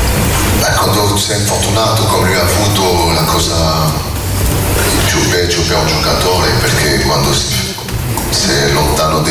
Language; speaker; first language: Italian; non-native, learner; French